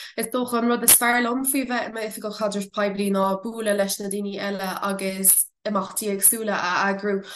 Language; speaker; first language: Irish; non-native, local second language; English